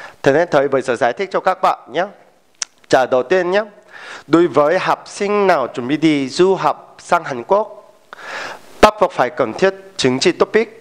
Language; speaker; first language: Vietnamese; non-native, fluent; Korean